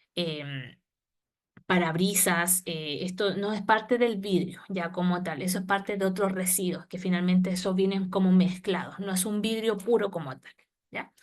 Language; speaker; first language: Spanish; native; Spanish